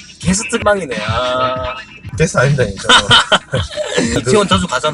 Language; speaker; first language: Korean; native; Korean